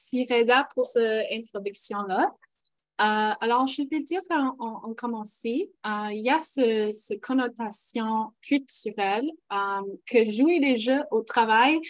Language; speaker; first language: French; non-native, local second language; English